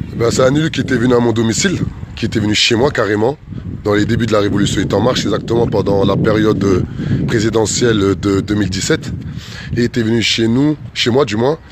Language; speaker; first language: French; early bilingual, other home language; Soninke